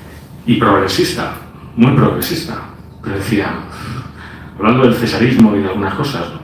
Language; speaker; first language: Spanish; native; Spanish